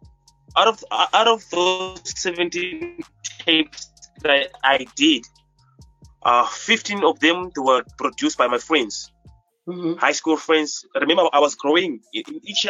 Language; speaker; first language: English; non-native, local second language; Xhosa